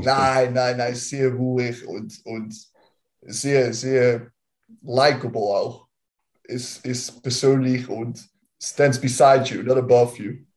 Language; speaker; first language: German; non-native, learner; Dutch